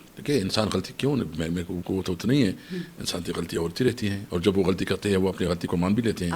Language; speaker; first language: Urdu; non-native, local second language; Pashto